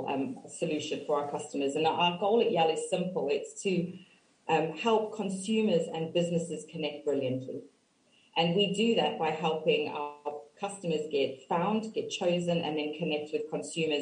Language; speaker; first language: English; native; English